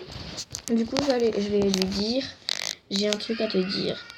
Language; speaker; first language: French; native; French